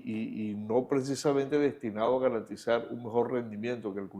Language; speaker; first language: Spanish; native; Spanish